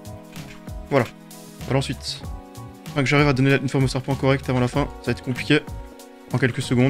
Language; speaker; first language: French; native; French